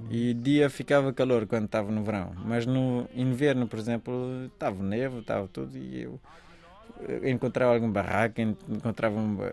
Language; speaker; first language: Portuguese; non-native, fluent; Persian